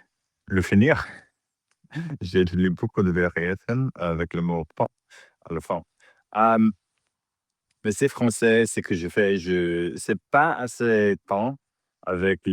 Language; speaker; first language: French; non-native, learner; English